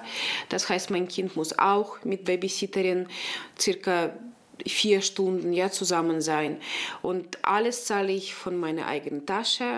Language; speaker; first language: German; non-native, local second language; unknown